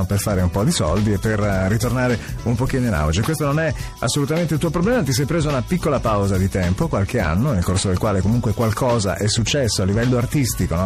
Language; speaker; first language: Italian; native; Italian